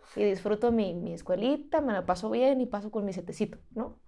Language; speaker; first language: Spanish; native; Spanish